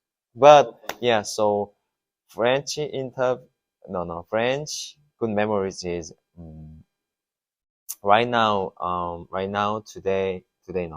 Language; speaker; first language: English; non-native, learner; Korean